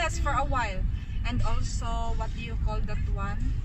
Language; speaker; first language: English; non-native, local second language; Filipino